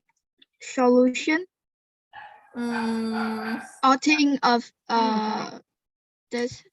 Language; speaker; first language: English; non-native, learner; Vietnamese